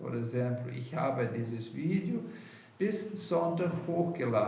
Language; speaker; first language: German; non-native, fluent; Portuguese